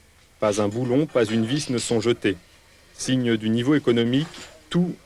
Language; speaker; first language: French; native; French